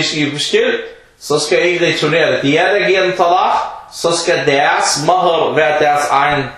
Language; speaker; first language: Danish; early bilingual, other home language; Arabic